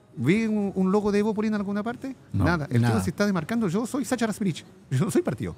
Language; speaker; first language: Spanish; non-native, fluent; French